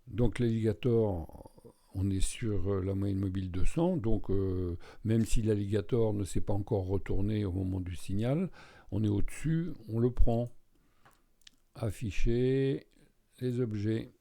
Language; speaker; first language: French; native; French